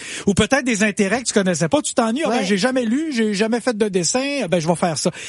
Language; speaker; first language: French; native; French